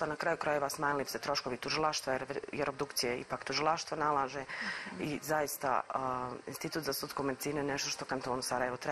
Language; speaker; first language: Croatian; native; Croatian